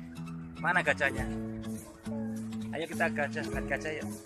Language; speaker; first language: Indonesian; native; Indonesian